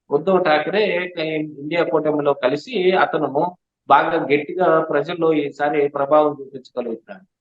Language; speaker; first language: Telugu; native; Telugu